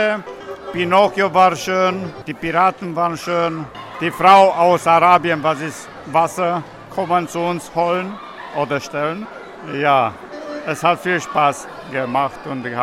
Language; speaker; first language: German; non-native, local second language; Romanian